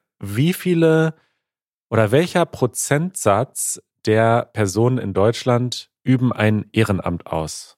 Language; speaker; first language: German; native; German